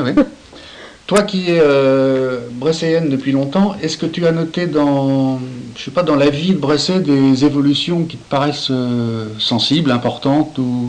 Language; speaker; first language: French; native; French